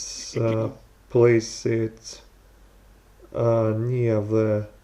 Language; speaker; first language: English; non-native, learner; Russian